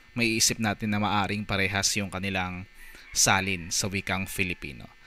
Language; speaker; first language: Filipino; native; Filipino